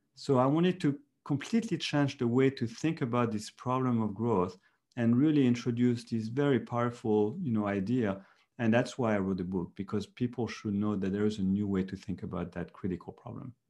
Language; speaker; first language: English; non-native, fluent; French